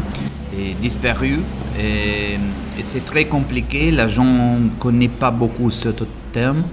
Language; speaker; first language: French; non-native, learner; Italian